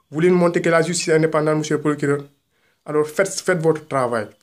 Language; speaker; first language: French; non-native, local second language; Wolof